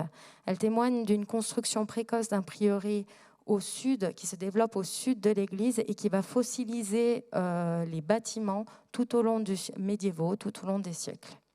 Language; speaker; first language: French; native; French